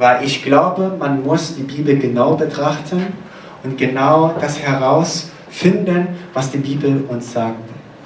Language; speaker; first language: German; non-native, fluent; Korean